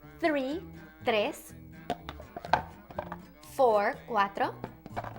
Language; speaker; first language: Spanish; non-native, fluent; English